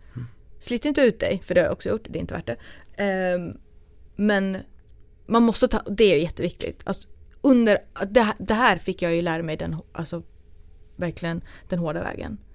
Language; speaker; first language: Swedish; early bilingual, other home language; Turoyo